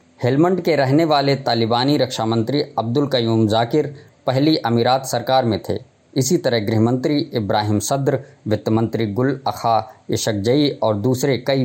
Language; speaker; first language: Hindi; native; Hindi